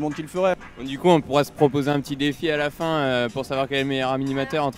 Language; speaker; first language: French; native; French